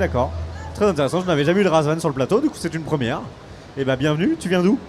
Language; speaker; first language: French; native; French